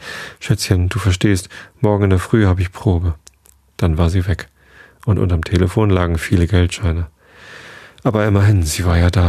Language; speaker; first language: German; native; German